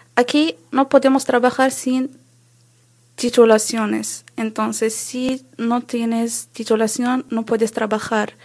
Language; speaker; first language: Spanish; non-native, learner; Arabic